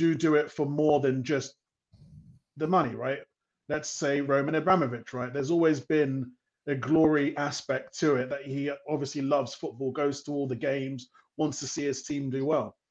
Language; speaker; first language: English; native; English